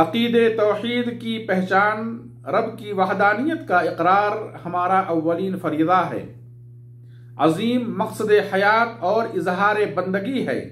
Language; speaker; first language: Urdu; native; Urdu